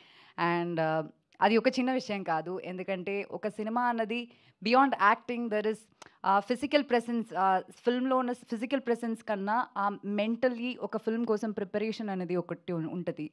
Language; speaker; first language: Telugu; non-native, local second language; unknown